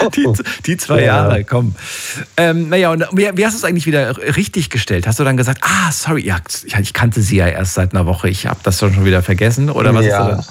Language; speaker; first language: German; native; German